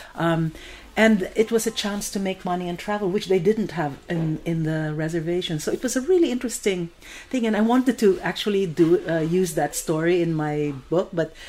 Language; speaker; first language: English; non-native, local second language; Filipino